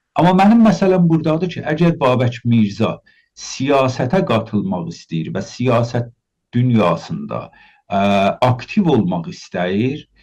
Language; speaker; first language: Azerbaijani; native; Azerbaijani